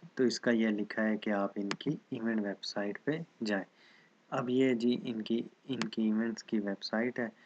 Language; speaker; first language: Urdu; non-native, local second language; Saraiki